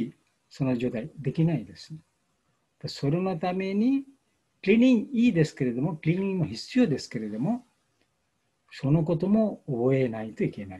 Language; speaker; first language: Japanese; non-native, fluent; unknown